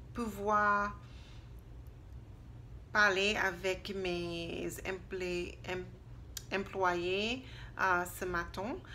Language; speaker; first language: French; non-native, learner; English